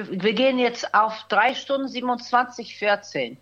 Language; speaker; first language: German; native; German